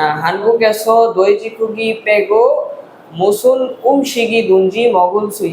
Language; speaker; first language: Korean; non-native, learner; Bangla